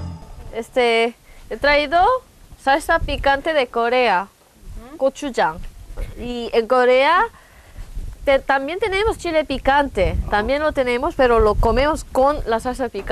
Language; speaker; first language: Spanish; non-native, learner; Korean